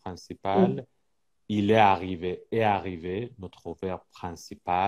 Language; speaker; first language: French; non-native, fluent; Persian